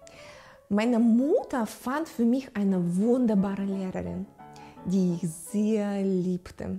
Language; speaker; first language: German; non-native, fluent; Russian